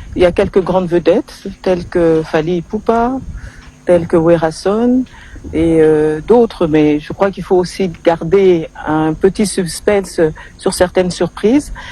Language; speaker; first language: French; non-native, local second language; Lingala